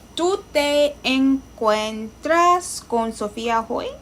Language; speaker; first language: Spanish; non-native, learner; English